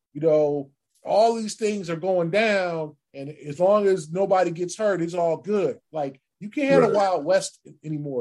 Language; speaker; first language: English; native; English